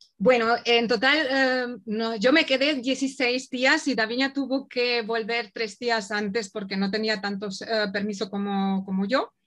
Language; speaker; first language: Spanish; early bilingual, other home language; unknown